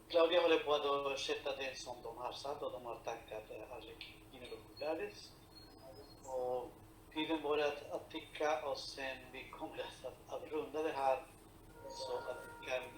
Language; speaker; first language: Swedish; non-native, fluent; Spanish